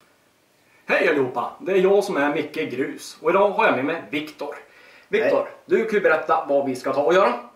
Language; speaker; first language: Swedish; native; Swedish